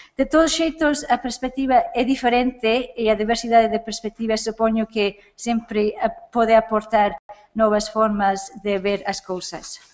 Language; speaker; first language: Galician; non-native, fluent; English